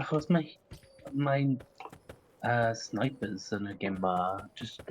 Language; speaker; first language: Welsh; non-native, learner; English